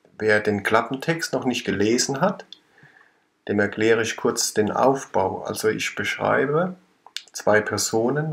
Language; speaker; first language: German; native; German